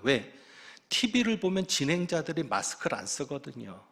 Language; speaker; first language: Korean; native; Korean